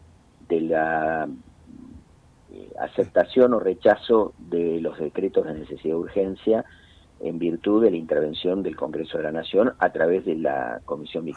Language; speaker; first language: Spanish; native; Spanish